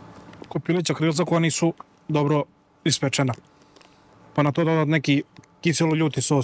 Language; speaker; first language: Bosnian; native; Bosnian